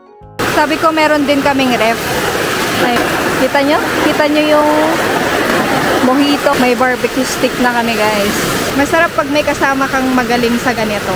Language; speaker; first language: Filipino; native; Filipino